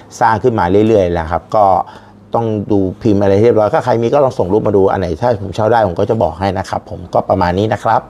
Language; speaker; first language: Thai; native; Thai